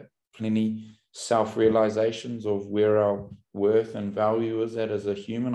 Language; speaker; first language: English; native; English